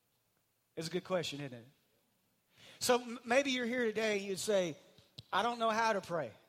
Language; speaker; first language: English; native; English